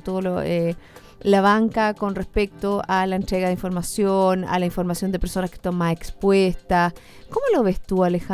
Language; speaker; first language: Spanish; native; Spanish